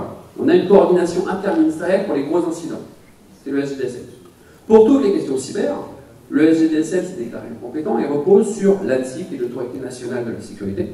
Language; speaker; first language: French; native; French